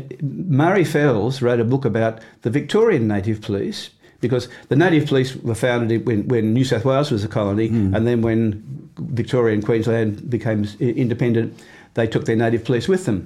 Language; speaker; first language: English; native; English